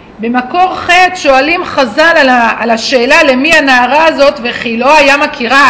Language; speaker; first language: Hebrew; native; Hebrew